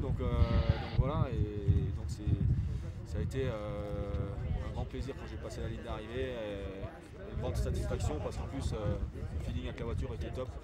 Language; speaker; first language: French; native; French